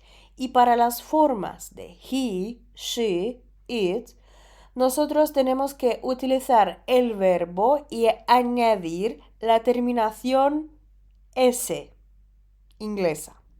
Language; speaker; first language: Spanish; non-native, fluent; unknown